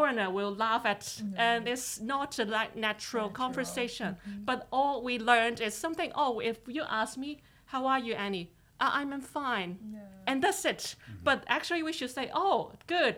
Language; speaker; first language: English; non-native, local second language; Cantonese